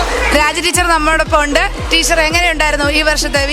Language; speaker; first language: Malayalam; native; Malayalam